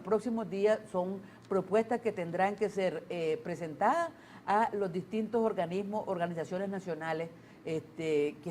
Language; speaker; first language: Spanish; native; Spanish